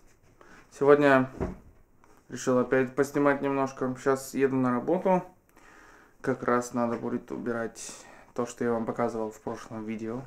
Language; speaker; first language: Russian; native; Russian